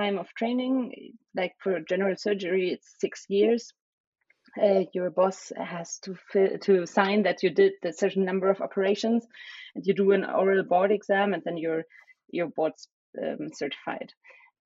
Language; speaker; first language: English; non-native, fluent; German